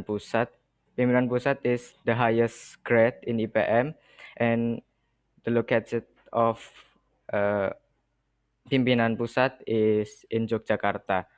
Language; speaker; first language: English; non-native, learner; Indonesian